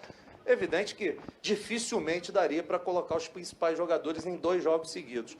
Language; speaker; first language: Portuguese; native; Portuguese